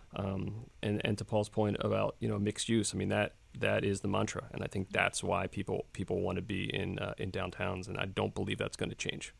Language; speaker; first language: English; native; English